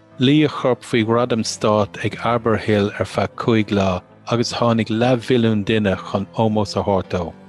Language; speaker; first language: Irish; non-native, local second language; English